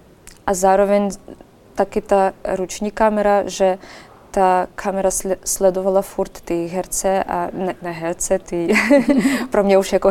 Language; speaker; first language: Czech; non-native, fluent; Russian